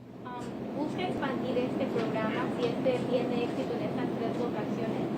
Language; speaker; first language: Spanish; native; Spanish